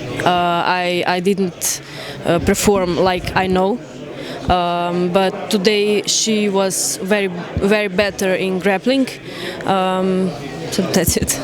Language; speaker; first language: English; non-native, learner; Slovenian